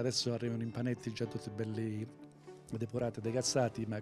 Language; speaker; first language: Italian; native; Italian